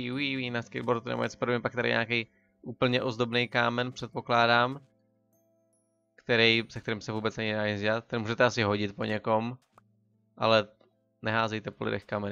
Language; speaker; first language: Czech; native; Czech